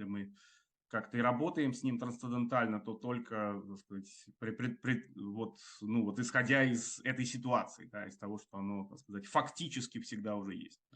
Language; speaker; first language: Russian; native; Russian